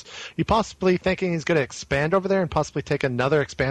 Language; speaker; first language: English; native; English